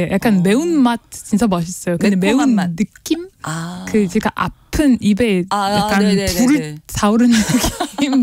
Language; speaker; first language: Korean; non-native, learner; French